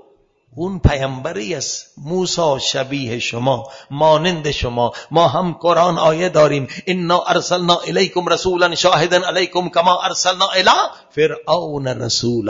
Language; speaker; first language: Persian; non-native, fluent; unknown